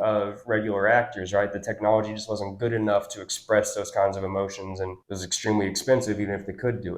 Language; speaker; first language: English; native; English